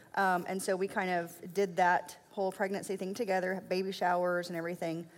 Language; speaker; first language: English; native; English